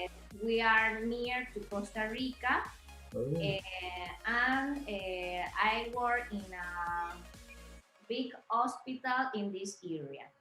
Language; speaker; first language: English; non-native, learner; Spanish